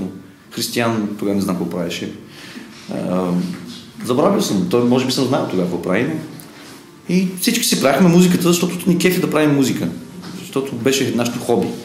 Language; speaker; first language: Bulgarian; native; Bulgarian